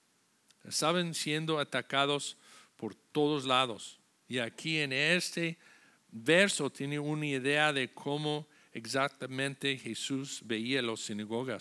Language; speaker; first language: Spanish; non-native, fluent; English